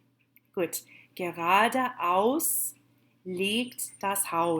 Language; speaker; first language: German; non-native, fluent; English